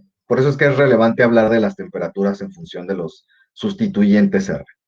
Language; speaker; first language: Spanish; native; Spanish